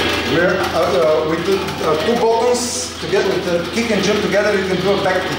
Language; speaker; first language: English; non-native, fluent; Bulgarian